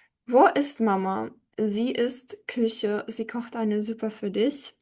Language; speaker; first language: German; non-native, fluent; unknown